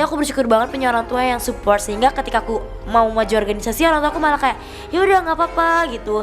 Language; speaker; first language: Indonesian; native; Indonesian